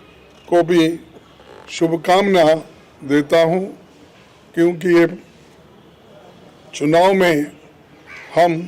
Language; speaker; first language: Hindi; non-native, local second language; Kannada